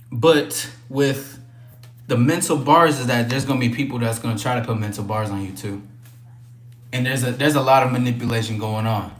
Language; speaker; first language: English; native; English